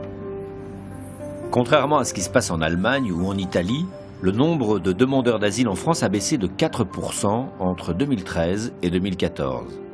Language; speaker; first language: French; native; French